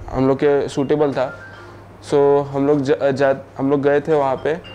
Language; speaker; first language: Hindi; non-native, local second language; Marathi